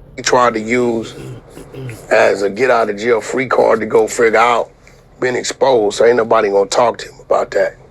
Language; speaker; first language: English; native; English